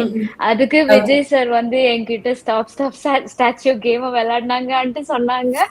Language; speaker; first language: Tamil; non-native, local second language; Telugu